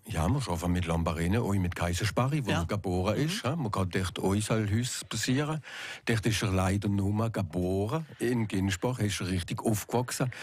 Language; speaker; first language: German; non-native, local second language; French